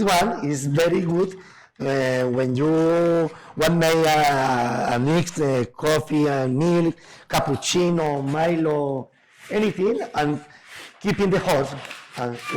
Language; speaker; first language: English; non-native, learner; Spanish